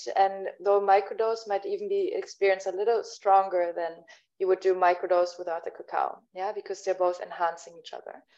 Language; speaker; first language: English; non-native, fluent; German